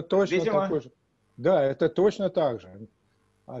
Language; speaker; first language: Russian; native; Russian